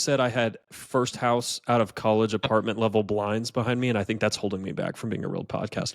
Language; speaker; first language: English; native; English